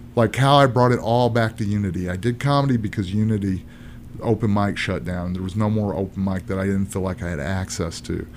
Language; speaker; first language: English; native; English